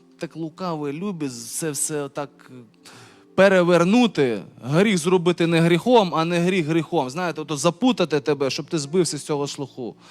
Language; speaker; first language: Ukrainian; non-native, local second language; Russian